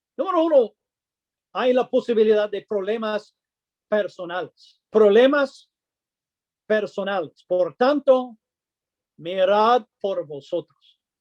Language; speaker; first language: Spanish; non-native, fluent; English